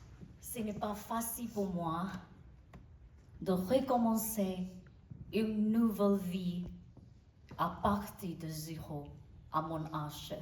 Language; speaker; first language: French; non-native, learner; Burmese